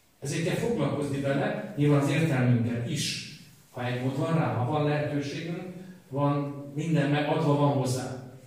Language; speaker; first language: Hungarian; native; Hungarian